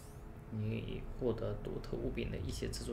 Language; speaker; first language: Chinese; native; Chinese